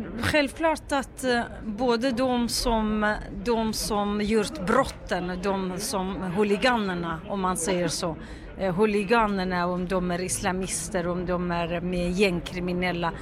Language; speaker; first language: Swedish; non-native, fluent; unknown